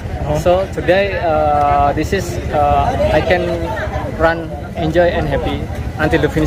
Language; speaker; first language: English; non-native, learner; Indonesian